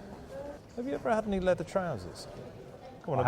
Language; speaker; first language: English; native; English